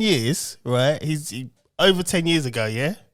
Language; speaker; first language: English; native; English